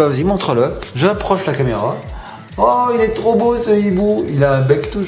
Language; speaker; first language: French; native; French